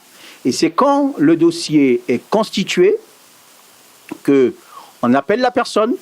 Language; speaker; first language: French; native; French